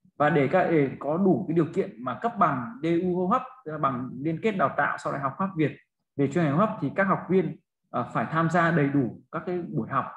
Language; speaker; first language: Vietnamese; native; Vietnamese